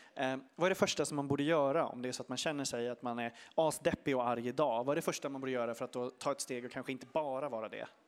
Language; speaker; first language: Swedish; native; Swedish